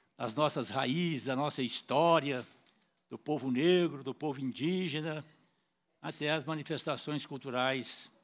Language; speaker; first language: Portuguese; native; Portuguese